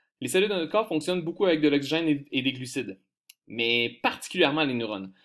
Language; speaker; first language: French; native; French